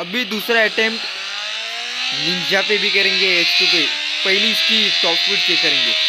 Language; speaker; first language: Hindi; non-native, local second language; Marathi